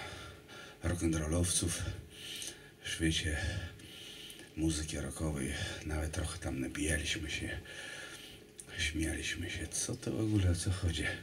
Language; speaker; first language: Polish; non-native, fluent; Russian